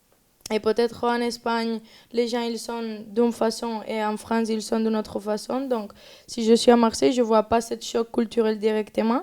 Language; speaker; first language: French; non-native, learner; Spanish